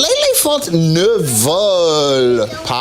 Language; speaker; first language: French; non-native, fluent; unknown